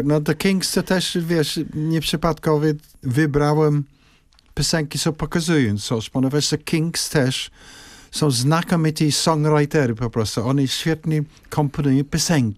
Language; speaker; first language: Polish; non-native, fluent; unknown